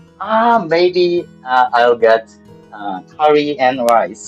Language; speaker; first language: English; non-native, learner; Japanese